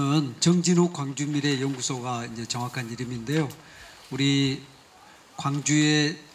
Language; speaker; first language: Korean; native; Korean